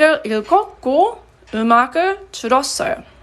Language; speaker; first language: Korean; non-native, fluent; English